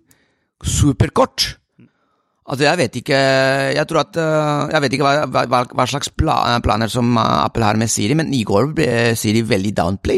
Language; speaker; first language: Norwegian; non-native, fluent; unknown